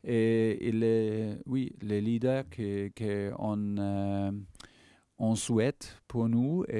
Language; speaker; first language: French; non-native, fluent; German